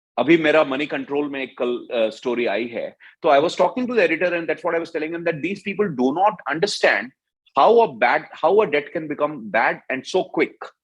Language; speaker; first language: Hindi; native; Hindi